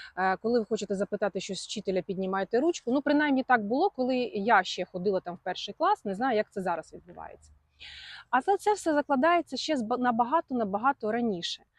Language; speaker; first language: Ukrainian; non-native, local second language; Russian